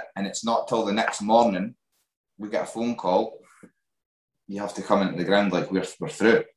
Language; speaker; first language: English; native; English